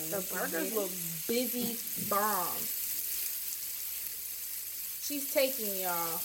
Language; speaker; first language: English; native; English